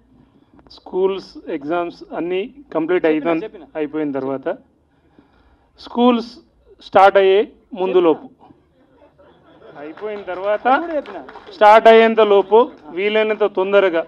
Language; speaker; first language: Telugu; native; Telugu